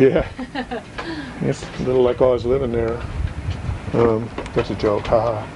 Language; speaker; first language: English; native; English